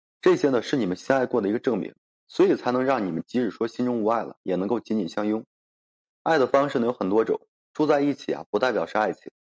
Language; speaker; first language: Chinese; native; Chinese